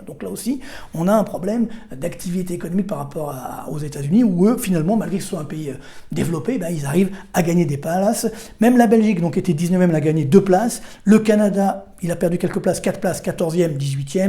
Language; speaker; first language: French; native; French